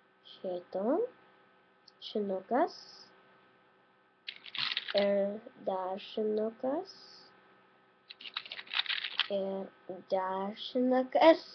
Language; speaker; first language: Lithuanian; early bilingual, heritage; Lithuanian